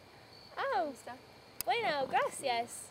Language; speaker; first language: Spanish; non-native, learner; English